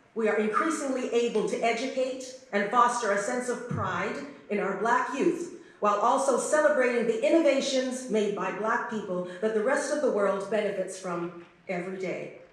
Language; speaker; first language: English; native; English